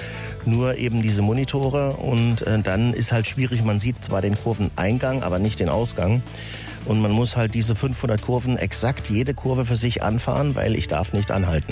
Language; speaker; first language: German; native; German